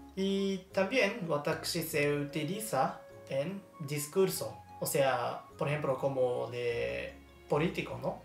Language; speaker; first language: Spanish; non-native, learner; Japanese